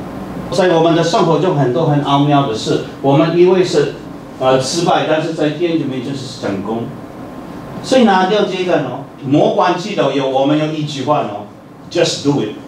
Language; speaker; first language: Chinese; non-native, fluent; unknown